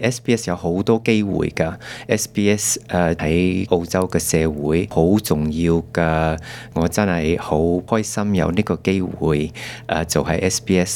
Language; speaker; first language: Chinese; early bilingual, heritage; Cantonese